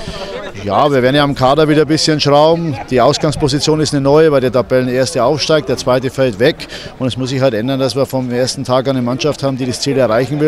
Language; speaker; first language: German; native; German